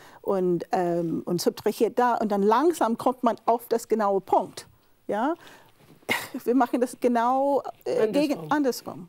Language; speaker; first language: German; non-native, fluent; English